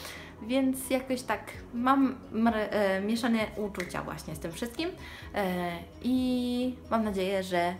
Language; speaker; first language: Polish; early bilingual, heritage; Polish